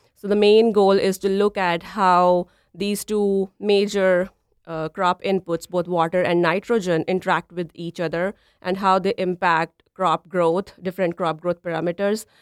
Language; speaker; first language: English; non-native, local second language; Punjabi